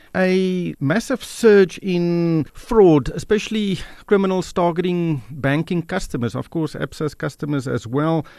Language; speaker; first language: English; non-native, local second language; Afrikaans